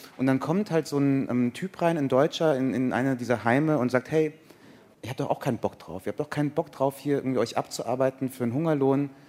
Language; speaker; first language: German; early bilingual, other home language; Persian